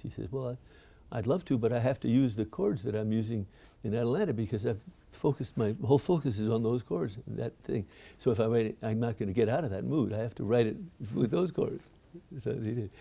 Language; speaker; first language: English; native; English